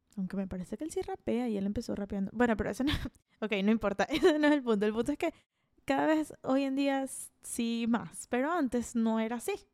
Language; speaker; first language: Spanish; native; Spanish